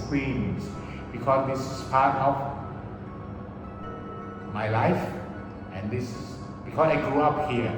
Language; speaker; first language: English; early bilingual, other home language; Thai